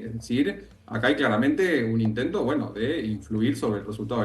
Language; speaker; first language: Spanish; native; Spanish